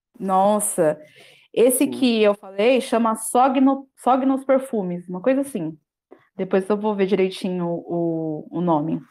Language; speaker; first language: Portuguese; native; Portuguese